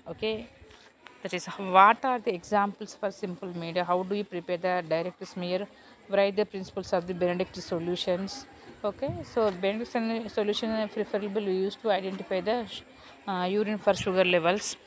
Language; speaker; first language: English; non-native, local second language; Telugu